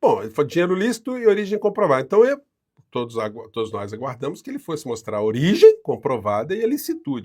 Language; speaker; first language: Portuguese; native; Portuguese